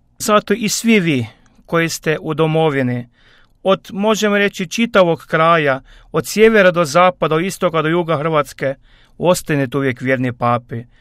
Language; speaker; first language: Croatian; native; Croatian